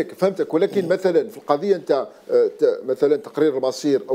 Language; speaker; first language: Arabic; native; Arabic